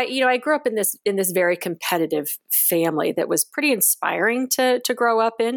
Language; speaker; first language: English; native; English